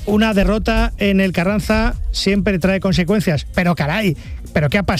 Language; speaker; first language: Spanish; native; Spanish